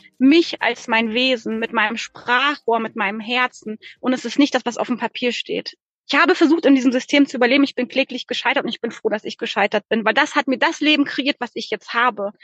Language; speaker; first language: German; early bilingual, other home language; Polish